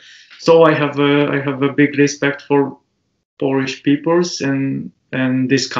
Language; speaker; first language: English; non-native, learner; Japanese